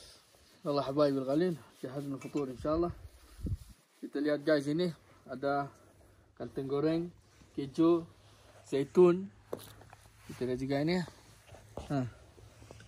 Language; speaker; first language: Indonesian; non-native, fluent; Arabic